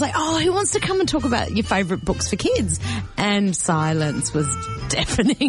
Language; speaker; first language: English; early bilingual, other home language; Greek